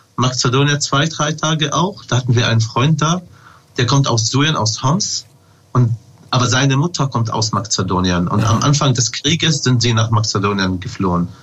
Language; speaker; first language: German; non-native, fluent; Arabic